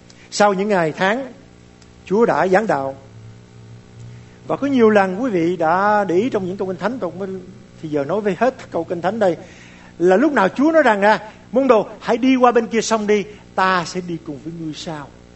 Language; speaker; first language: Vietnamese; native; Vietnamese